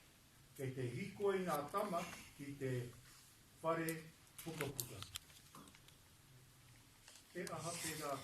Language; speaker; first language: Māori; non-native, local second language; English